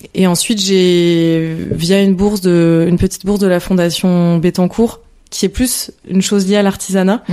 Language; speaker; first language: French; native; French